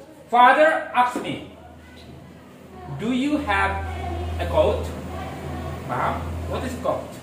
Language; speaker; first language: English; non-native, fluent; Indonesian